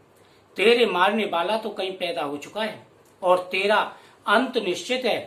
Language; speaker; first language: Hindi; native; Hindi